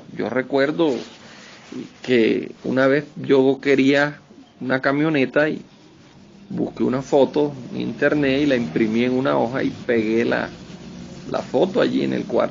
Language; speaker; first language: Spanish; native; Spanish